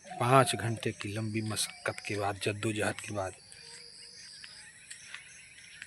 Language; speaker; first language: Hindi; native; Hindi